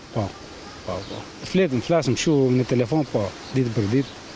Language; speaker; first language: Albanian; non-native, learner; Arabic